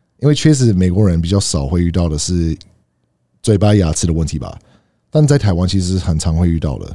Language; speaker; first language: Chinese; non-native, fluent; English